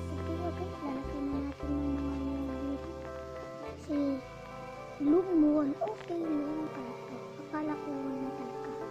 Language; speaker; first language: Filipino; non-native, local second language; Cebuano